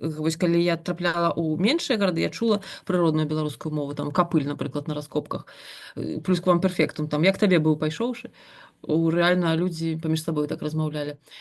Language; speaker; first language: Belarusian; non-native, local second language; Russian